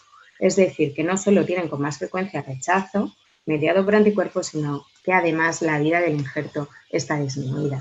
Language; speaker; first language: Spanish; native; Spanish